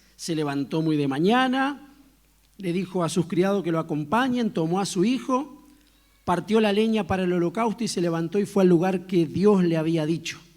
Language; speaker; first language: Spanish; native; Spanish